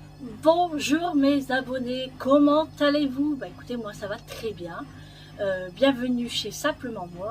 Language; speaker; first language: French; native; French